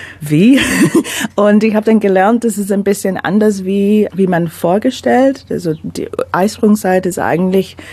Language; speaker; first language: German; non-native, fluent; English